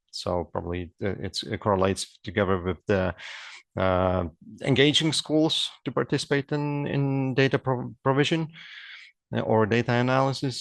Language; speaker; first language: English; non-native, fluent; Lithuanian